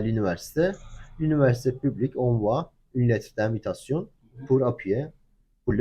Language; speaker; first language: French; non-native, learner; Turkish